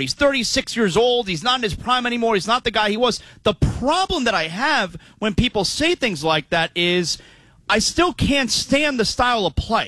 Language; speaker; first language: English; native; English